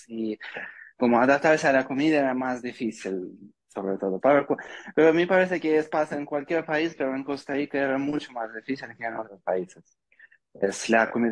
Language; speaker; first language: Spanish; non-native, learner; Russian